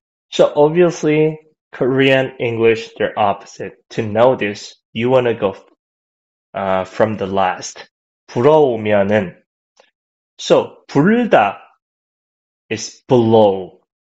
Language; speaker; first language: English; non-native, fluent; Korean